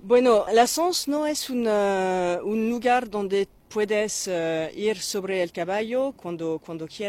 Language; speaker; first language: Spanish; non-native, fluent; French